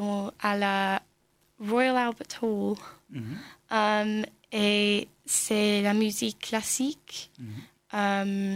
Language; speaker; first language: French; non-native, learner; English